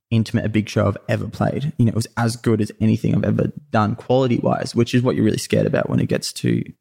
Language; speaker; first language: English; native; English